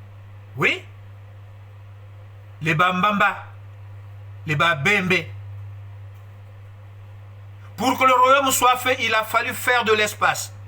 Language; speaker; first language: French; non-native, local second language; Kongo